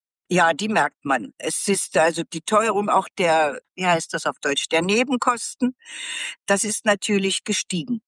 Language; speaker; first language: German; native; German